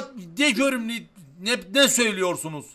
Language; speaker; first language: Turkish; non-native, learner; Azerbaijani